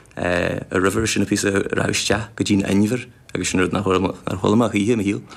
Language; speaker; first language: Irish; non-native, fluent; English